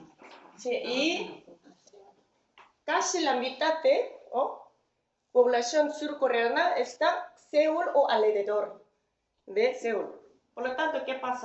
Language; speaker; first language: Spanish; non-native, fluent; Korean